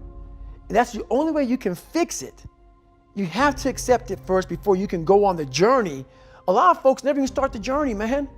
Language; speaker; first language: English; native; English